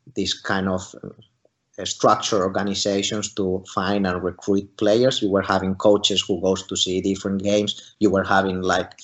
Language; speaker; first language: English; non-native, fluent; Spanish